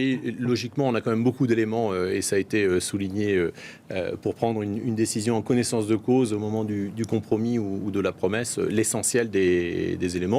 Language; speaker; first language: French; native; French